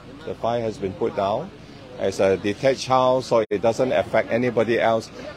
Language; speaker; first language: English; non-native, local second language; Chinese